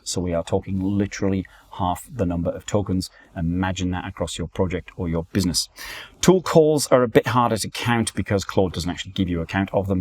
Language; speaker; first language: English; native; English